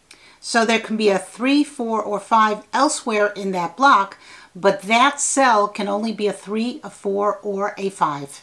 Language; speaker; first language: English; native; English